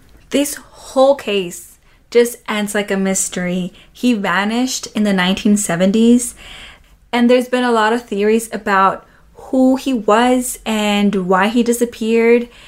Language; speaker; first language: English; early bilingual, other home language; Spanish